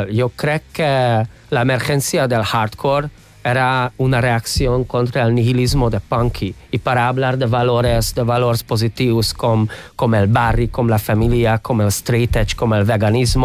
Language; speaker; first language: Catalan; non-native, fluent; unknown